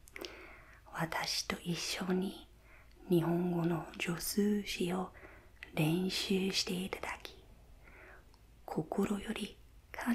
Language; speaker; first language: Japanese; non-native, fluent; English